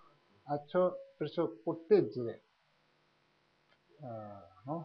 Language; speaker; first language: Italian; non-native, learner; Tibetan